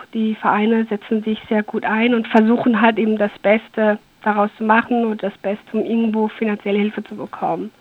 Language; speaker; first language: German; early bilingual, other home language; Persian